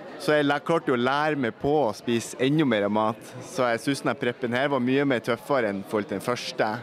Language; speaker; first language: Norwegian; native; Norwegian